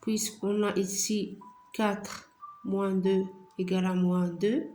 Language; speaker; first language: French; non-native, local second language; Arabic